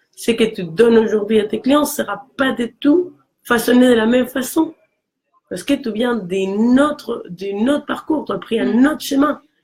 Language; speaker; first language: French; non-native, fluent; Spanish